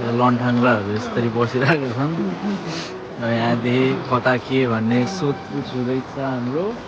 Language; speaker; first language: Nepali; native; Nepali